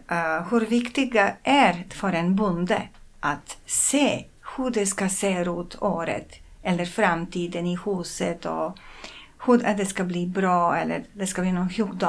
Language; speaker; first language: Swedish; non-native, fluent; Serbian